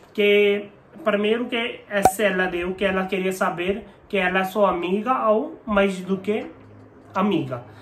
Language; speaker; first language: Portuguese; non-native, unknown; Hindi